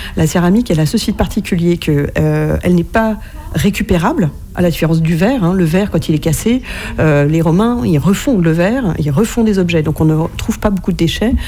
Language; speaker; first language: French; native; French